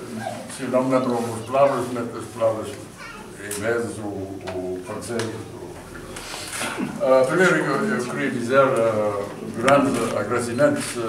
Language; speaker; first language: Portuguese; non-native, learner; English